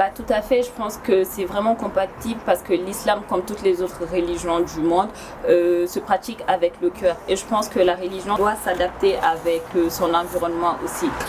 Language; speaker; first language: French; non-native, local second language; Bambara